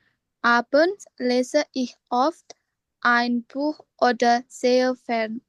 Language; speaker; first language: German; non-native, learner; Indonesian